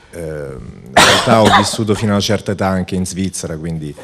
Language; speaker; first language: Italian; native; Italian